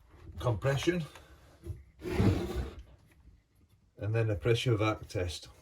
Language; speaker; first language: English; native; English